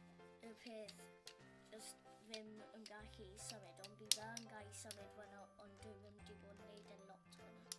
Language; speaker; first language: Welsh; non-native, local second language; English